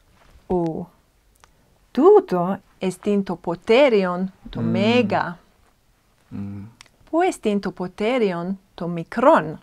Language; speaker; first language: Greek; non-native, fluent; English